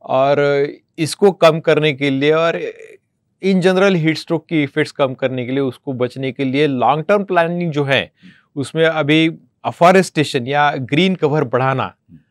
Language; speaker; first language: Hindi; non-native, local second language; Marathi